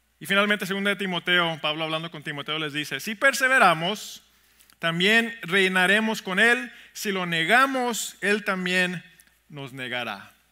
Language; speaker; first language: Spanish; early bilingual, heritage; Spanish